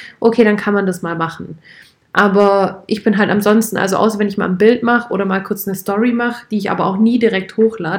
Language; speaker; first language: German; native; German